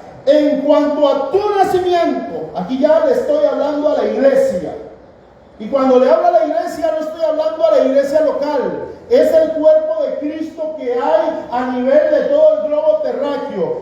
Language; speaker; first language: Spanish; native; Spanish